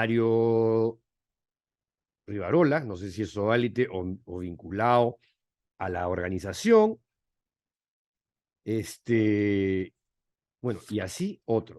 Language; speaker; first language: Spanish; native; Spanish